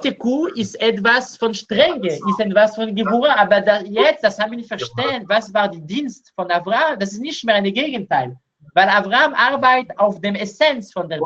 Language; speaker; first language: German; non-native, learner; Hebrew